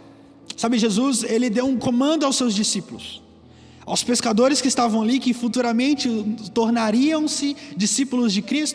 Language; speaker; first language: Portuguese; native; Portuguese